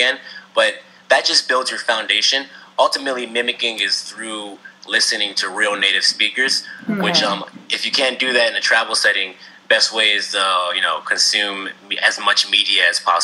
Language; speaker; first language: English; native; English